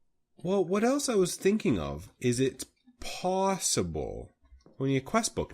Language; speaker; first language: English; native; English